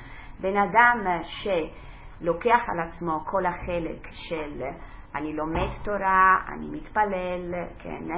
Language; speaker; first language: Hebrew; non-native, fluent; Italian